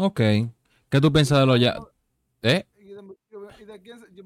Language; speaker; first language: Spanish; native; Spanish